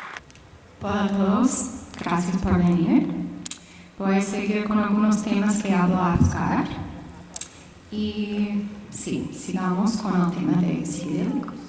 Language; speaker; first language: Spanish; non-native, fluent; English